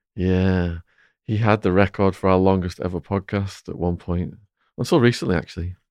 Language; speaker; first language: English; native; English